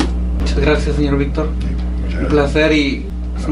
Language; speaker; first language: Spanish; native; Spanish